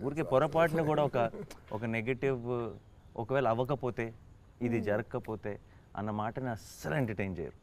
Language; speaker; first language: Telugu; native; Telugu